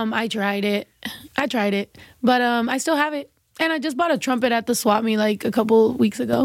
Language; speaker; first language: English; early bilingual, other home language; Spanish